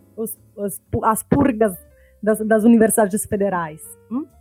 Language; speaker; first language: Portuguese; non-native, fluent; Italian